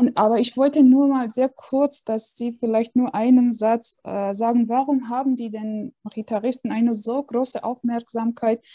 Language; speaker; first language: German; non-native, fluent; Armenian